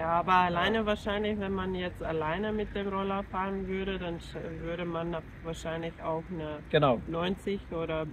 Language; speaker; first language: German; non-native, fluent; Finnish